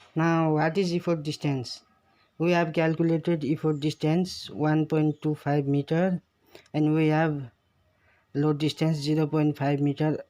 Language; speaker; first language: English; non-native, local second language; Nepali